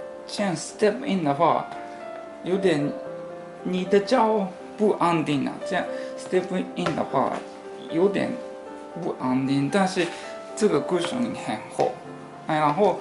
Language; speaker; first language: Chinese; non-native, fluent; Japanese